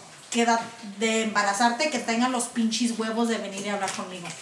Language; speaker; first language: Spanish; early bilingual, heritage; Spanish